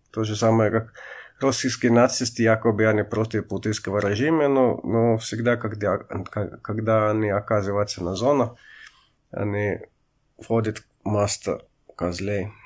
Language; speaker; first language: Russian; non-native, fluent; Finnish